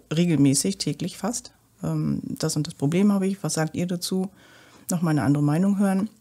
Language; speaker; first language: German; native; German